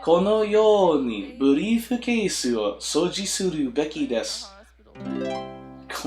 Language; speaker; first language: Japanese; non-native, learner; English